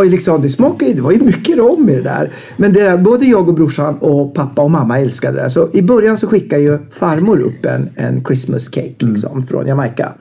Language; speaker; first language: Swedish; native; Swedish